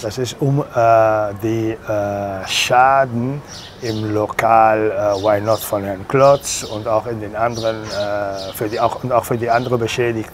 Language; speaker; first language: German; non-native, fluent; Spanish